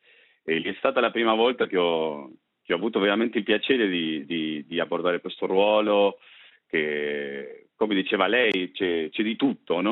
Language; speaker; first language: Italian; non-native, fluent; Spanish